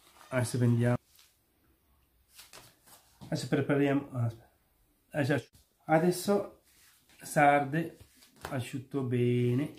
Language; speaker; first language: Italian; non-native, learner; Sinhala